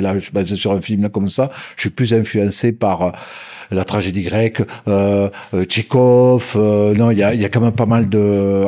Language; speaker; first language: French; native; French